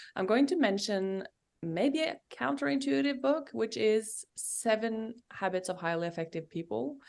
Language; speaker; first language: English; non-native, fluent; Norwegian